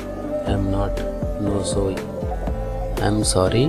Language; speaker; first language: English; non-native, local second language; Telugu